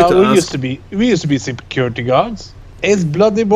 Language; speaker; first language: English; non-native, fluent; Norwegian